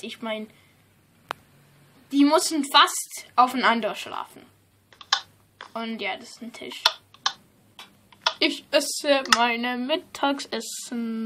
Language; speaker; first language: German; non-native, fluent; English